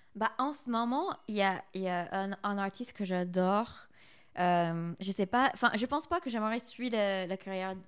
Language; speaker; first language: French; non-native, fluent; English